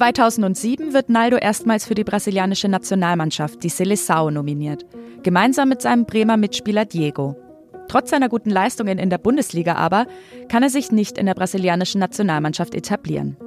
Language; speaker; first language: German; native; German